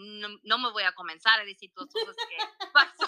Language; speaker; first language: Spanish; early bilingual, heritage; Spanish